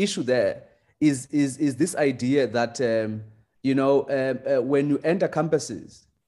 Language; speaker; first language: English; non-native, local second language; Xhosa